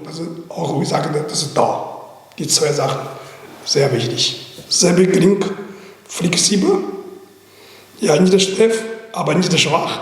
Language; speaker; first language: German; non-native, learner; Chinese